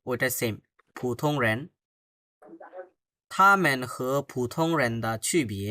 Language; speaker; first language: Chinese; non-native, fluent; Bangla